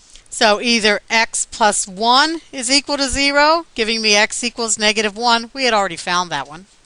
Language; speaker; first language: English; native; English